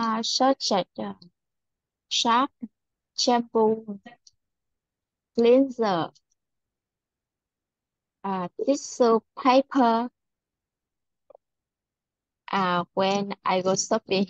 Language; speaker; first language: English; non-native, learner; Vietnamese